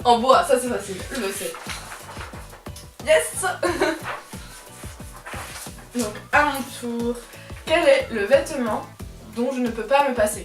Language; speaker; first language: French; native; French